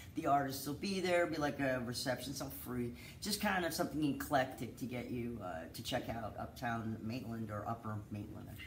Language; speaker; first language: English; native; English